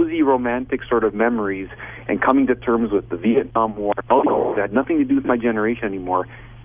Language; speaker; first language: English; native; English